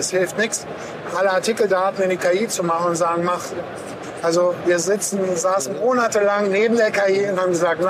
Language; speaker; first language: German; native; German